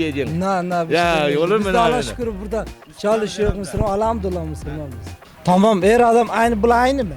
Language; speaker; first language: Turkish; non-native, learner; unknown